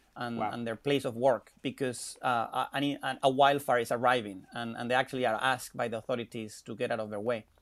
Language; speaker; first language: English; non-native, fluent; Spanish